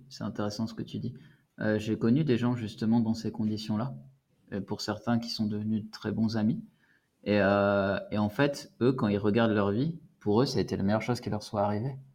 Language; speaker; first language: French; native; French